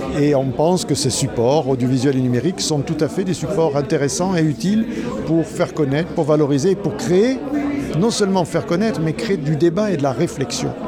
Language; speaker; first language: French; native; French